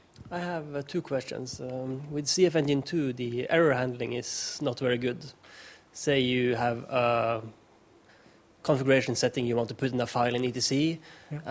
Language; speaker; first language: English; non-native, fluent; Norwegian